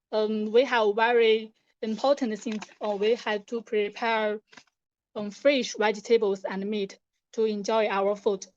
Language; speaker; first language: English; non-native, learner; Chinese